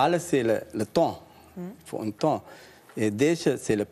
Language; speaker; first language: French; non-native, learner; Sinhala